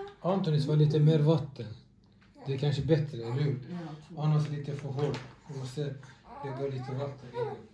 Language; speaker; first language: Swedish; early bilingual, other home language; Turkish